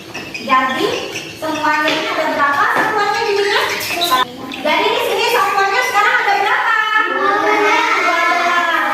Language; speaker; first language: Indonesian; native; Indonesian